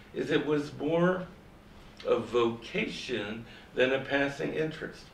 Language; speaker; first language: English; native; English